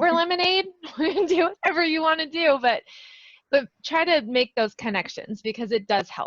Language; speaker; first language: English; native; English